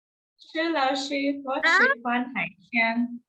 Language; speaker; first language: Chinese; non-native, learner; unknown